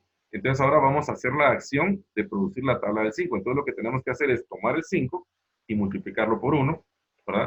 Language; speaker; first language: Spanish; native; Spanish